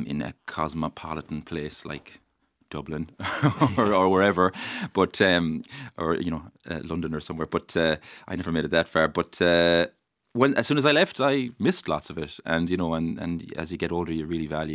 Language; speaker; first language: English; native; English